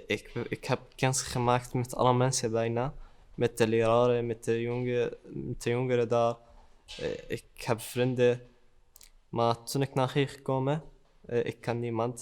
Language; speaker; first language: Dutch; early bilingual, other home language; Arabic